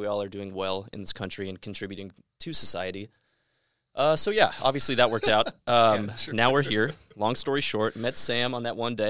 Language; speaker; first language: English; native; English